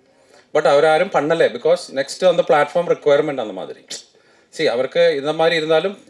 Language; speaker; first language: Tamil; non-native, fluent; Malayalam